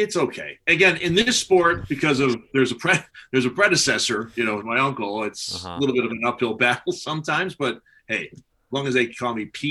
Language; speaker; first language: English; native; English